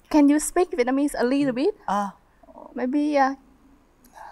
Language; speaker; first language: English; non-native, learner; Vietnamese